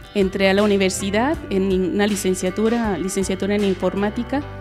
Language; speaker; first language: Spanish; native; Spanish